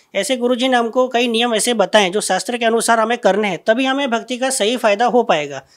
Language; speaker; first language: Hindi; non-native, local second language; Gujarati